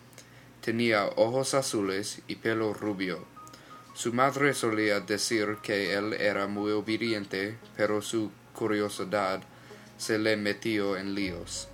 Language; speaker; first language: Spanish; non-native, learner; English